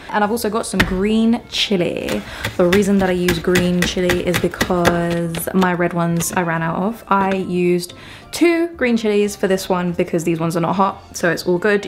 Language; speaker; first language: English; early bilingual, other home language; French